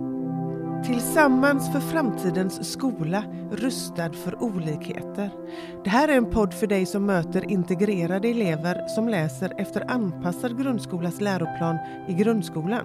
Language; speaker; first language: Swedish; native; Swedish